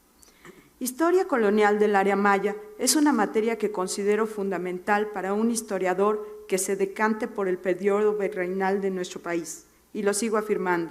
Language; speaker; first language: Spanish; native; Spanish